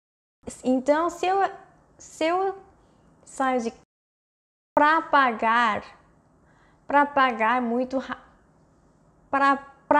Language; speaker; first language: Portuguese; non-native, fluent; Korean